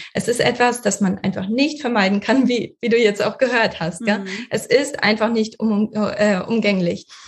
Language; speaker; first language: German; early bilingual, other home language; Russian